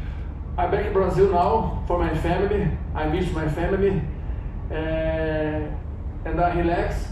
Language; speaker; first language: English; non-native, learner; Portuguese